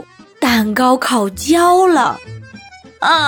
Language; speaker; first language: Chinese; native; Chinese